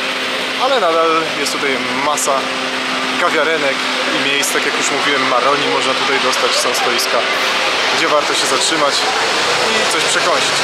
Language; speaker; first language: Polish; native; Polish